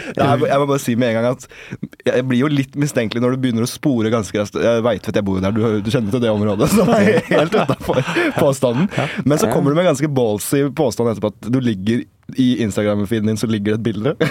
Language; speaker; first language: Norwegian; native; Norwegian